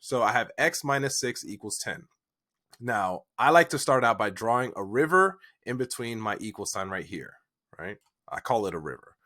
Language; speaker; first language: English; native; English